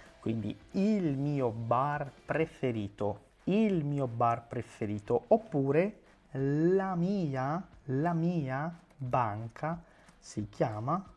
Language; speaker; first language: Italian; non-native, fluent; Portuguese